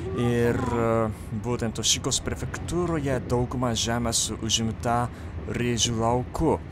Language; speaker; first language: Lithuanian; non-native, fluent; Japanese